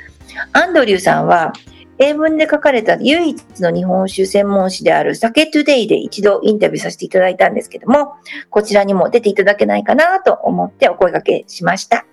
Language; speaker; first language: Japanese; native; Japanese